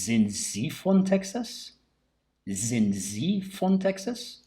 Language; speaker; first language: German; early bilingual, heritage; English